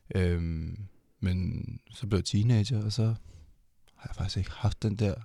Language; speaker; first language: Danish; native; Danish